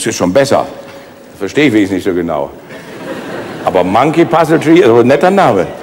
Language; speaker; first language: German; native; German